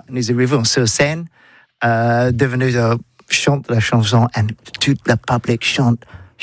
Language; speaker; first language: French; non-native, learner; English